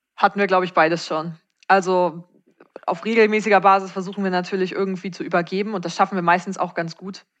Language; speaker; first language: German; native; German